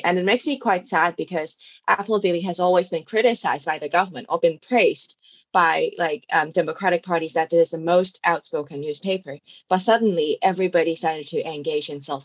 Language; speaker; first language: English; non-native, local second language; Cantonese